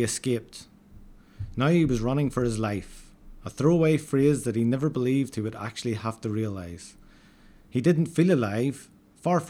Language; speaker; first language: English; native; English